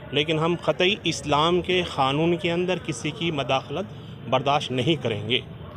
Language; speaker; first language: Urdu; native; Urdu